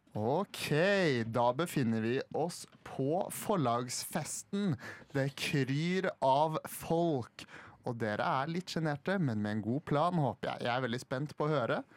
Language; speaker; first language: Norwegian; native; Norwegian